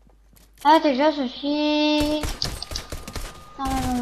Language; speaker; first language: French; native; French